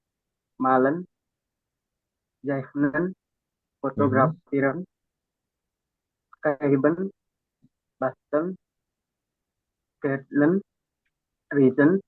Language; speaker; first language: German; non-native, learner; Indonesian